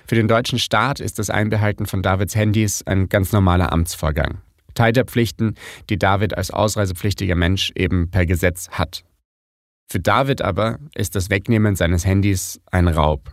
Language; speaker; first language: German; native; German